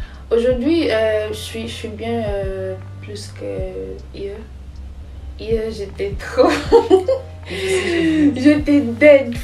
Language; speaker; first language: French; non-native, learner; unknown